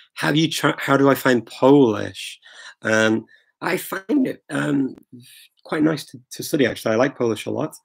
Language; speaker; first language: English; native; English